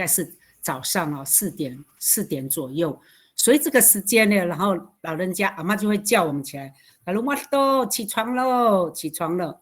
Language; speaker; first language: Chinese; non-native, local second language; Amis